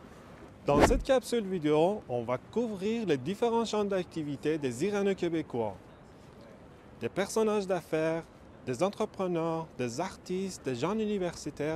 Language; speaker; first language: French; non-native, fluent; Persian